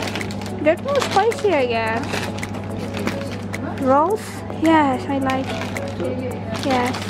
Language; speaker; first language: English; non-native, learner; Indonesian